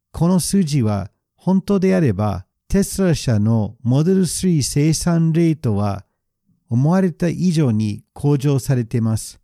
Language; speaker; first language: Japanese; non-native, fluent; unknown